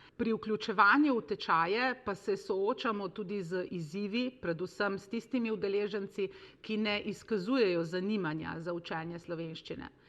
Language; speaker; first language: Slovenian; native; Slovenian